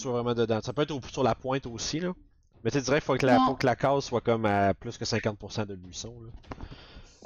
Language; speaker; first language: French; native; French